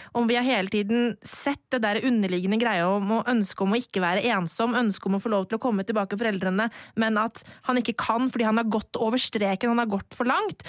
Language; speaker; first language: Norwegian; native; Norwegian